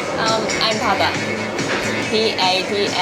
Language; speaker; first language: English; non-native, learner; Korean